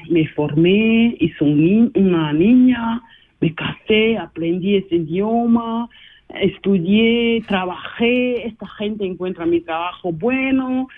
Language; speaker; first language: Spanish; non-native, fluent; Portuguese